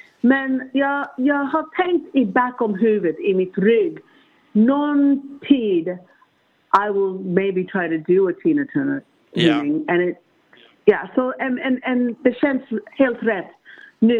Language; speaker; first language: Swedish; non-native, learner; English